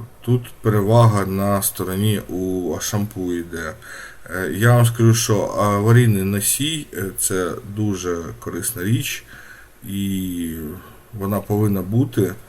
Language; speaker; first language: Ukrainian; non-native, local second language; Russian